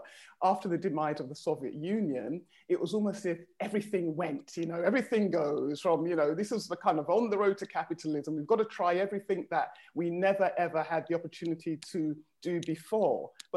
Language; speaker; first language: English; native; English